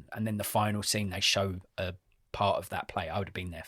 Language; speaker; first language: English; native; English